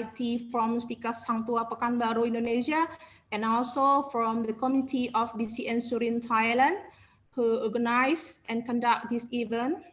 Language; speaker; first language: English; non-native, learner; Indonesian